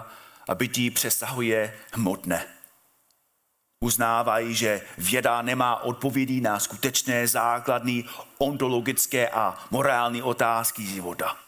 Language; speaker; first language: Czech; non-native, fluent; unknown